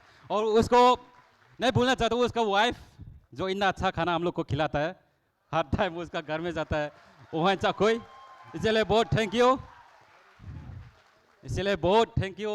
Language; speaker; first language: Hindi; non-native, local second language; Kok Borok